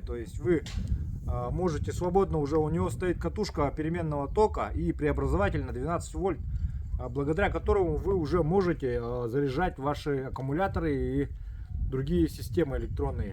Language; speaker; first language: Russian; native; Russian